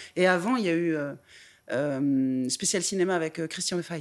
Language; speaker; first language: French; native; French